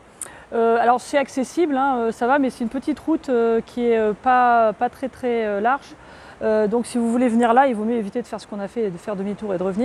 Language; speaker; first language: French; native; French